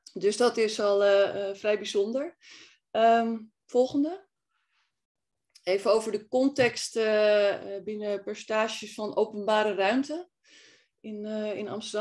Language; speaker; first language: Dutch; native; Dutch